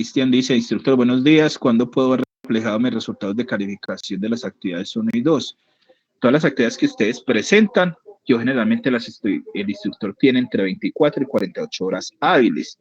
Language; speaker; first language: Spanish; native; Spanish